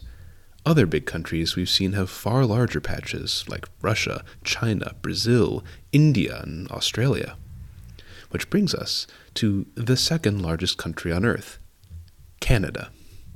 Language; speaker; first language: English; native; English